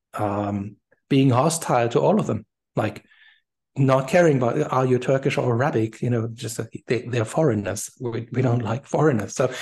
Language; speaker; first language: English; non-native, fluent; German